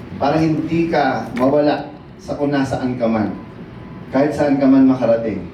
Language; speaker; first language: Filipino; native; Filipino